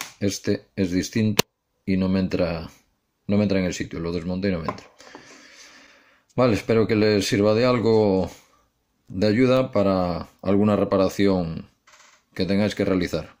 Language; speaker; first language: Spanish; native; Spanish